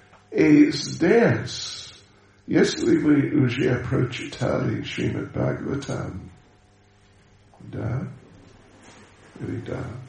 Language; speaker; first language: Russian; non-native, learner; English